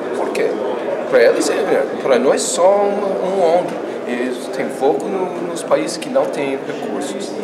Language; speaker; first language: Portuguese; non-native, fluent; English